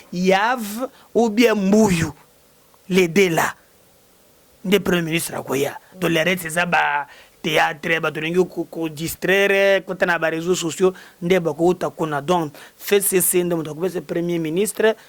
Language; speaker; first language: Lingala; non-native, local second language; Luba-Lulua